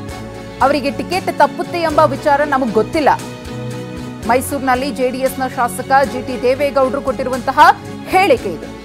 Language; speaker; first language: Kannada; native; Kannada